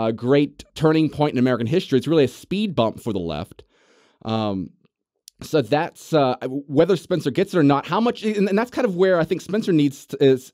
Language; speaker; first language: English; native; English